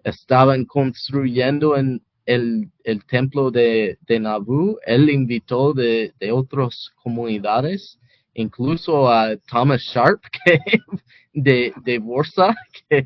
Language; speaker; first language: Spanish; non-native, fluent; English